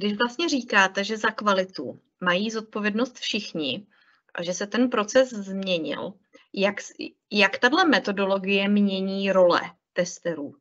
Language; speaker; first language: Czech; native; Czech